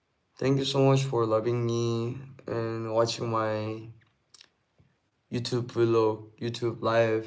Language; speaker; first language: English; non-native, fluent; Korean